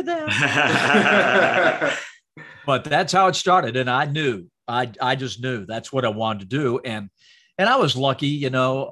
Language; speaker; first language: English; native; English